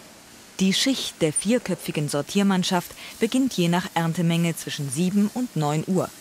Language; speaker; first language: German; native; German